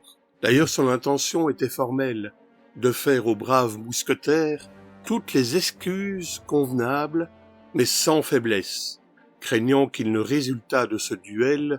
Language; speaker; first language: French; native; French